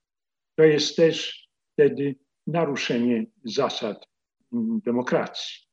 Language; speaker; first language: Polish; native; Polish